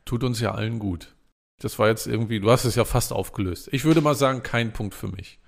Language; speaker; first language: German; native; German